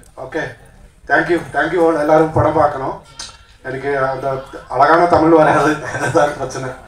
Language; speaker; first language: Tamil; non-native, learner; Malayalam